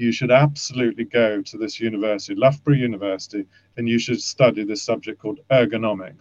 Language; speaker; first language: English; native; English